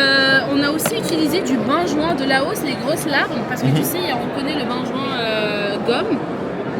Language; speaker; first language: French; native; French